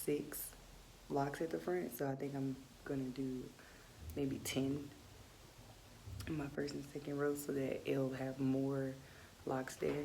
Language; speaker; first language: English; native; English